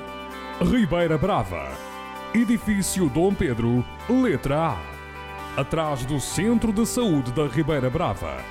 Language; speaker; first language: Portuguese; native; Portuguese